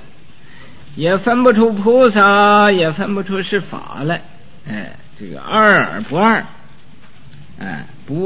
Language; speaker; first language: Chinese; native; Chinese